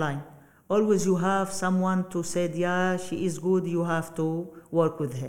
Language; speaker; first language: English; non-native, learner; Arabic